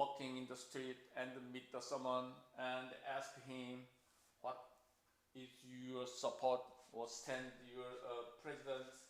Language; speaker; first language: English; non-native, fluent; Korean